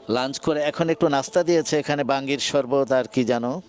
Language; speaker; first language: Bangla; native; Bangla